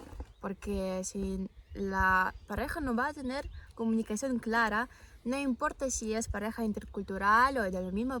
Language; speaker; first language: Spanish; non-native, fluent; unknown